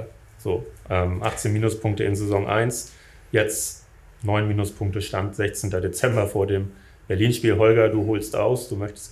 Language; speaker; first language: German; native; German